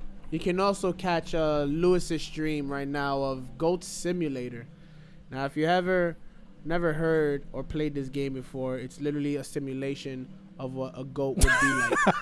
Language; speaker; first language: English; native; English